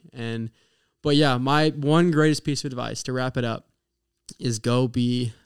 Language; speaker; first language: English; native; English